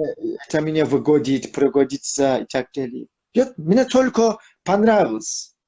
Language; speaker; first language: Russian; non-native, learner; Turkish